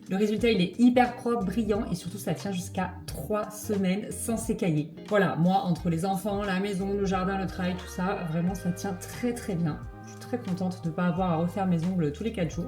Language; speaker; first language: French; native; French